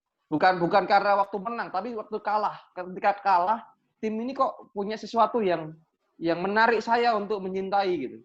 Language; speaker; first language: Indonesian; native; Indonesian